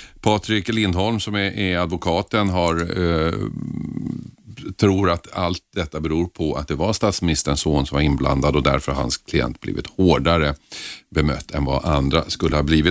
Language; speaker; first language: Swedish; native; Swedish